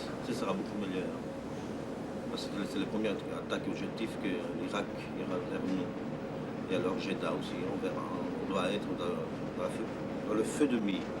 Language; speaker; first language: French; non-native, fluent; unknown